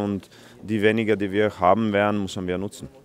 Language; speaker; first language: German; non-native, fluent; Croatian